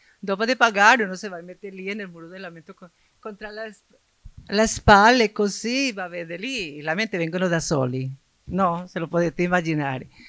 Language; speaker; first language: Italian; non-native, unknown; Spanish